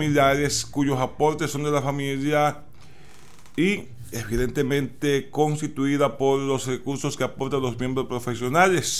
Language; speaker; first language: Spanish; native; Spanish